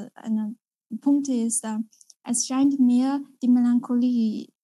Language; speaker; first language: German; non-native, learner; Chinese